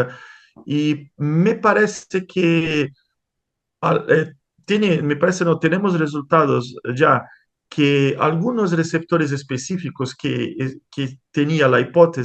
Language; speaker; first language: Spanish; non-native, fluent; Portuguese